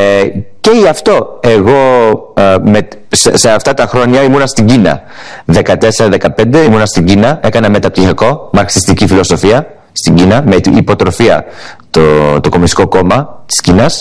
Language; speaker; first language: Greek; early bilingual, heritage; English